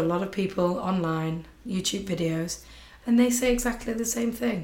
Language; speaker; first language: English; native; English